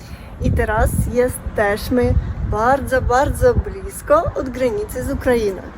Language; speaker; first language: Polish; non-native, learner; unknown